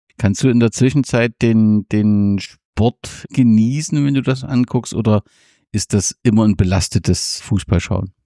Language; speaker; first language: German; native; German